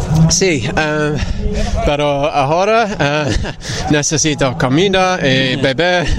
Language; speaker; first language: Spanish; non-native, learner; English